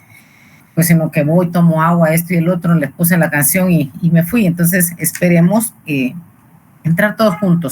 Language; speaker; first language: Spanish; native; Spanish